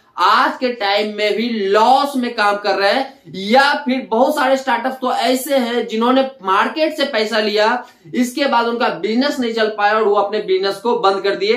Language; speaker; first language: Hindi; native; Hindi